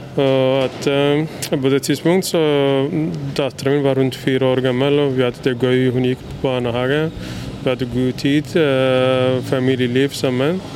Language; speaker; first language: Norwegian; early bilingual, other home language; Somali